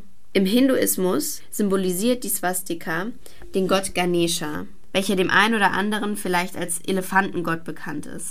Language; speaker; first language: German; native; German